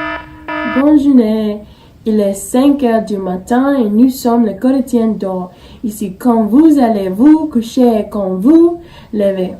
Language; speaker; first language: French; non-native, learner; English